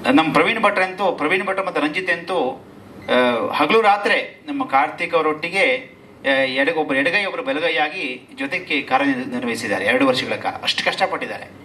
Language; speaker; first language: Kannada; native; Kannada